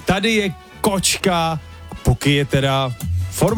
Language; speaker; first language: Czech; native; Czech